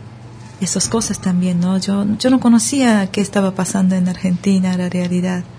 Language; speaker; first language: Spanish; non-native, learner; Japanese